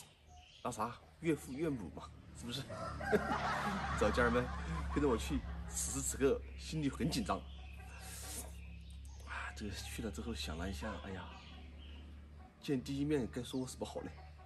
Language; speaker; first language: Chinese; native; Chinese